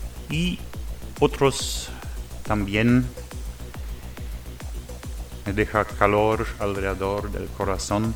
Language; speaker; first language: Spanish; non-native, learner; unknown